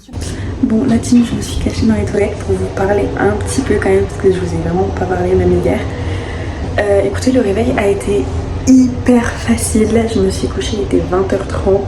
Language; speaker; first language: French; native; French